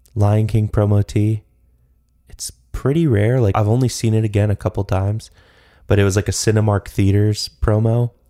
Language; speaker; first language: English; native; English